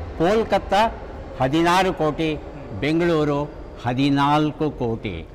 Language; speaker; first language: Kannada; native; Kannada